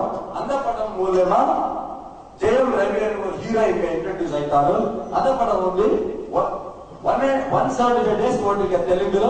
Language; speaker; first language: Tamil; non-native, local second language; Telugu